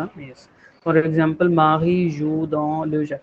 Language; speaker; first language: French; non-native, fluent; Hindi